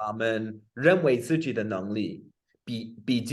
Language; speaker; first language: Chinese; non-native, fluent; English